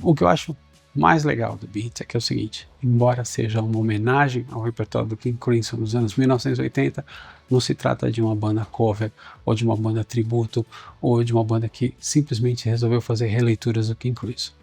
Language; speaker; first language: Portuguese; native; Portuguese